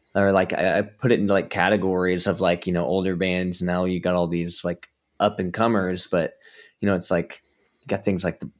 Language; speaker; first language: English; native; English